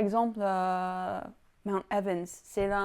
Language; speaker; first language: French; non-native, fluent; English